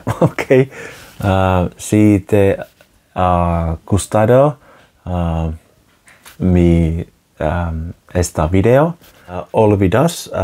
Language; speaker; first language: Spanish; non-native, learner; Finnish